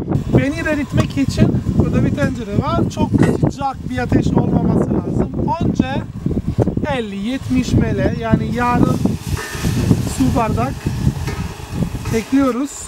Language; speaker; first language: Turkish; non-native, learner; Italian